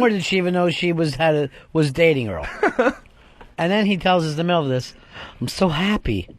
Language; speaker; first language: English; native; English